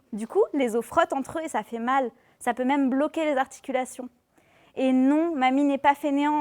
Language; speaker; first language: French; native; French